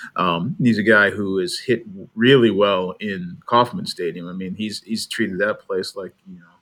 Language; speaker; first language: English; native; English